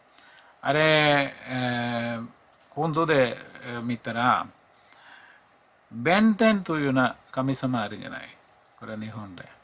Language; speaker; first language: Japanese; non-native, fluent; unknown